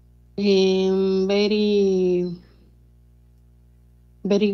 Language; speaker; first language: English; non-native, learner; Spanish